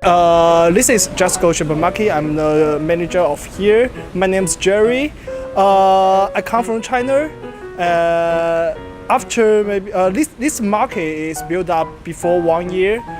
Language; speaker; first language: English; non-native, learner; Chinese